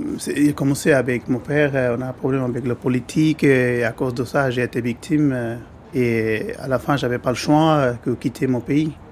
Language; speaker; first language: French; non-native, learner; Bangla